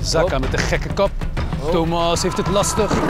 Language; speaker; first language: Dutch; native; Dutch